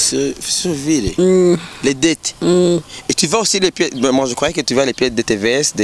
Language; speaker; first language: French; non-native, local second language; Rundi